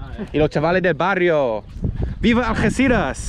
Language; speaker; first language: Spanish; native; Spanish